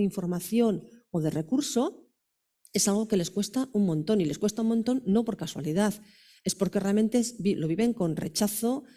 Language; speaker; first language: Spanish; native; Spanish